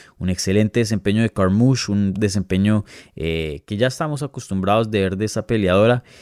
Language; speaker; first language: Spanish; native; Spanish